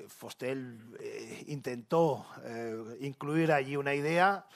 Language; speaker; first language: Spanish; native; Spanish